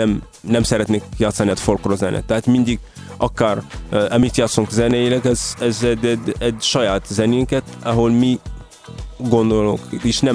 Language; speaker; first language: Hungarian; non-native, fluent; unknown